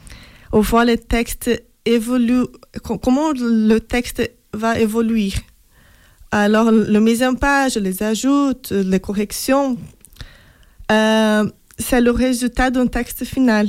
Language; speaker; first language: French; non-native, fluent; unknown